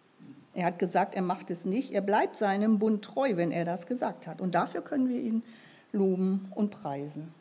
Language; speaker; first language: German; native; German